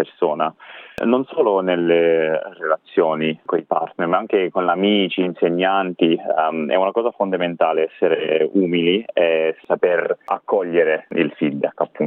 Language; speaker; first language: Italian; non-native, fluent; English